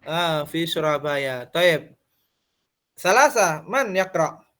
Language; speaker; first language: Arabic; non-native, fluent; Indonesian